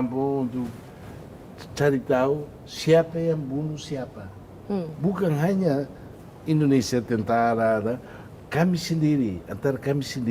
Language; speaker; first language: Indonesian; non-native, fluent; Tetum